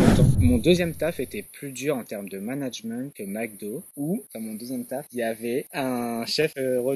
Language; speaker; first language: French; native; French